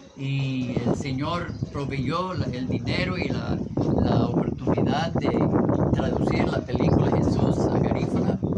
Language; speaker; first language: Spanish; non-native, fluent; English